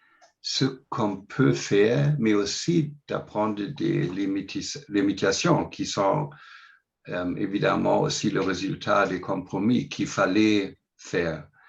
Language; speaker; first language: French; non-native, fluent; English